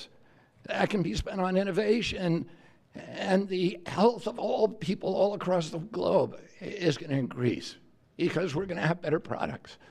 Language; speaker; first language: English; native; English